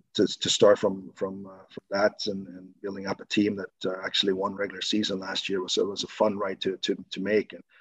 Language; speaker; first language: English; non-native, fluent; Swedish